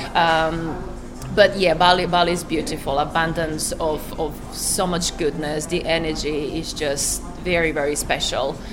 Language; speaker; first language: English; non-native, fluent; Croatian